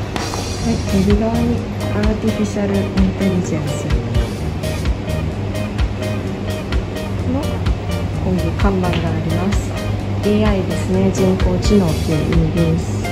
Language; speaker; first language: Japanese; non-native, fluent; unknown